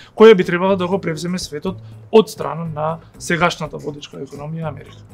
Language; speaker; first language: Macedonian; native; Macedonian